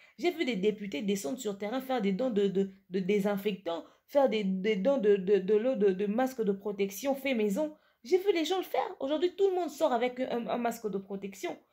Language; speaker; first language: French; non-native, local second language; Lingala